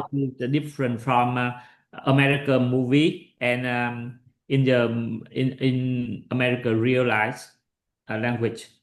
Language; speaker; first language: English; non-native, learner; Vietnamese